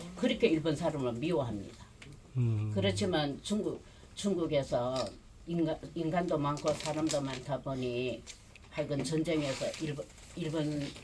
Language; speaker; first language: Korean; early bilingual, heritage; Korean